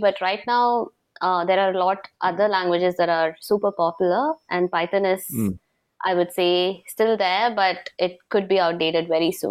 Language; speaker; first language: English; non-native, local second language; Tamil